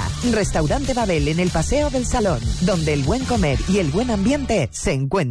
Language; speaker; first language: Spanish; native; Spanish